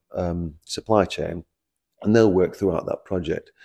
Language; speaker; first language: English; native; English